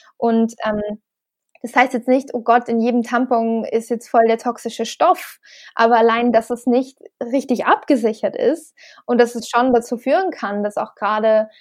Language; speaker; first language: German; native; German